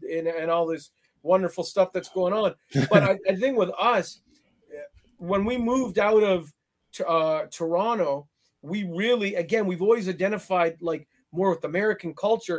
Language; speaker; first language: English; native; English